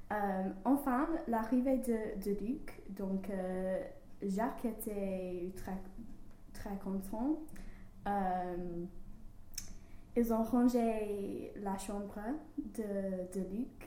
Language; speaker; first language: French; non-native, learner; English